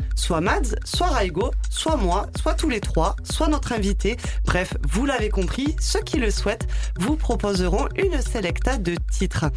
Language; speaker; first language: French; native; French